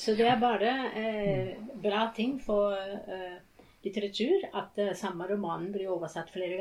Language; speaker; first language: Norwegian; non-native, fluent; Japanese